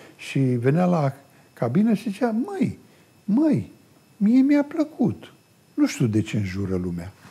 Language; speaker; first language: Romanian; native; Romanian